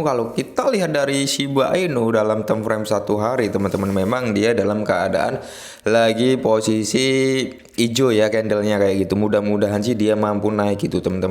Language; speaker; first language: Indonesian; native; Indonesian